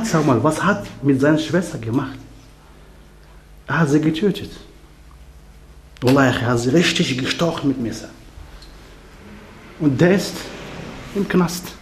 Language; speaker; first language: German; non-native, learner; Arabic